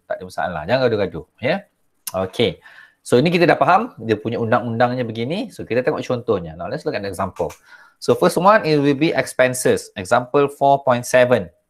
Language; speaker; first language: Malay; native; Malay